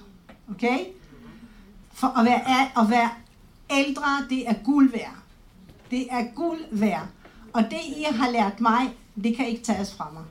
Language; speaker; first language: Danish; non-native, fluent; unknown